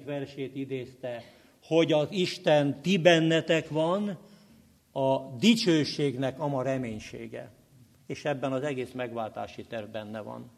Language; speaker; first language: Hungarian; native; Hungarian